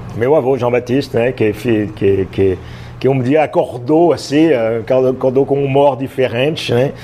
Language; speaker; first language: Portuguese; non-native, fluent; French